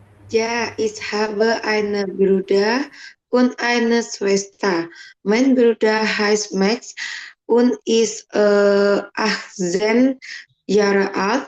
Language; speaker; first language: German; non-native, learner; Indonesian